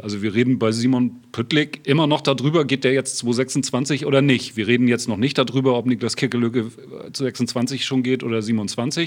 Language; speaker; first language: German; native; German